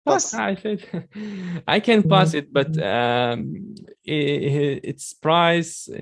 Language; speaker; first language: English; non-native, learner; Chechen